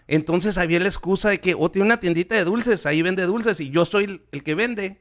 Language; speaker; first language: Spanish; native; Spanish